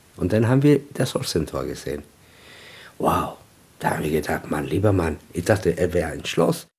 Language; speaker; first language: German; non-native, fluent; Italian